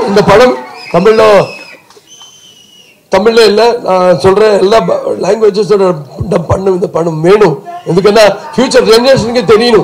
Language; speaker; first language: Tamil; non-native, local second language; Telugu